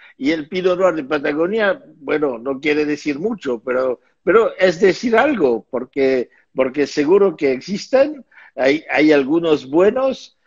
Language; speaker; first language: Spanish; non-native, fluent; French